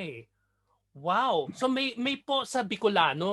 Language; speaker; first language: Filipino; native; Filipino